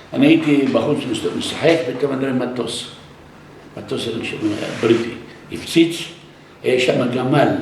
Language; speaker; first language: Hebrew; non-native, local second language; Arabic